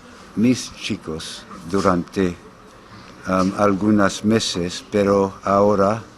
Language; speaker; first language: Spanish; non-native, fluent; English